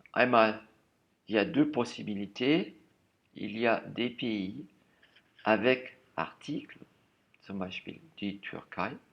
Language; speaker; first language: French; non-native, fluent; German